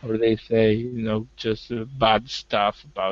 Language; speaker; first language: English; non-native, learner; Spanish